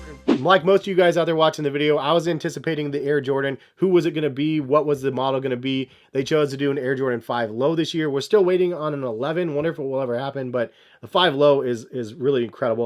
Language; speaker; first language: English; native; English